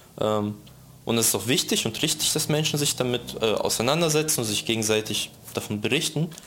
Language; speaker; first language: German; early bilingual, other home language; Russian